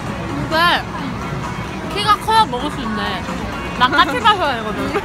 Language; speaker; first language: Korean; native; Korean